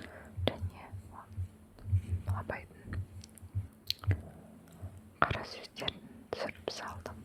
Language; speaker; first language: Kazakh; non-native, local second language; Russian